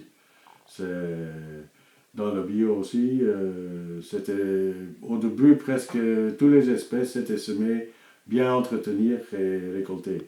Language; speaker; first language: French; non-native, fluent; Dutch